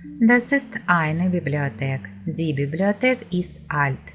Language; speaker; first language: German; non-native, fluent; Ukrainian